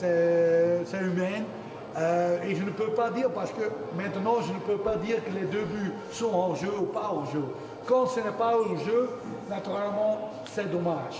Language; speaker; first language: French; non-native, fluent; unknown